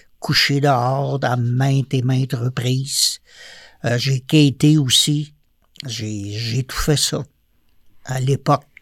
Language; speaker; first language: French; native; French